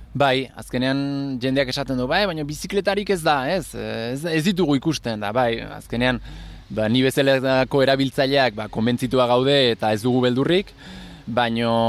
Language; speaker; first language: Basque; native; Basque